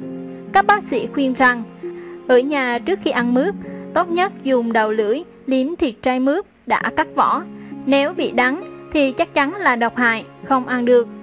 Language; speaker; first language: Vietnamese; native; Vietnamese